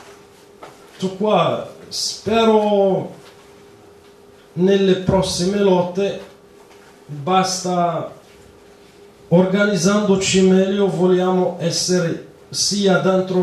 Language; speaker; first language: Italian; non-native, fluent; Arabic